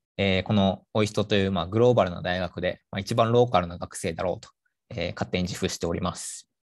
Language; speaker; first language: Japanese; native; Japanese